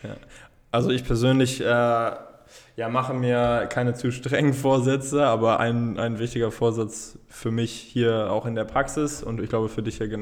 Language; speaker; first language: German; native; German